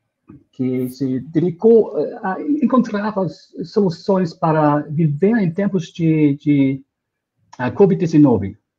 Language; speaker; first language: Portuguese; non-native, fluent; German